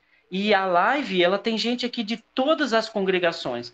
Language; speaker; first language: Portuguese; native; Portuguese